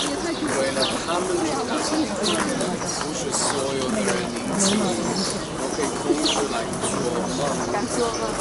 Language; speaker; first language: Chinese; non-native, fluent; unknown